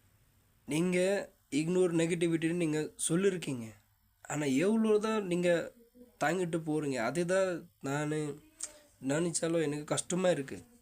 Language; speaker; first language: Tamil; non-native, fluent; Nepali